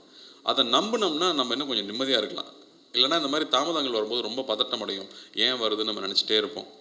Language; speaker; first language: Tamil; native; Tamil